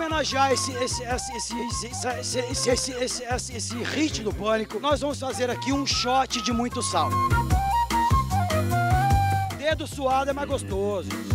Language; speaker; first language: Portuguese; native; Portuguese